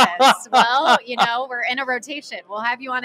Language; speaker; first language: English; native; English